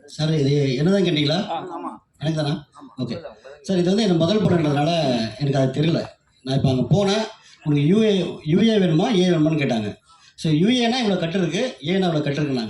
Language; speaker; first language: Tamil; native; Tamil